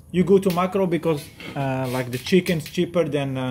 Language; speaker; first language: English; non-native, learner; French